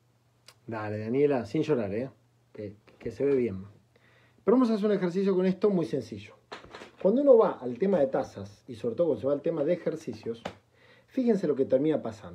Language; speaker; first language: Spanish; native; Spanish